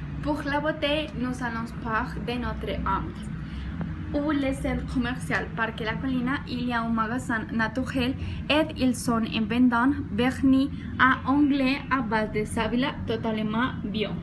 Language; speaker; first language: French; non-native, learner; Spanish